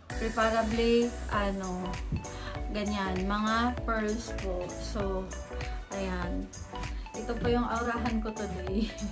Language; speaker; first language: Filipino; native; Filipino